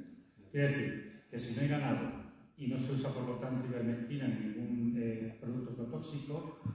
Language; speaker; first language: Spanish; native; Spanish